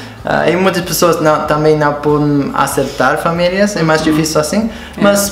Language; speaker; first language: Portuguese; non-native, fluent; English